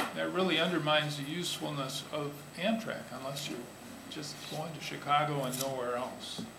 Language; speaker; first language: English; native; English